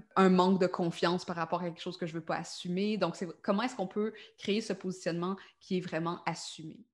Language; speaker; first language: French; native; French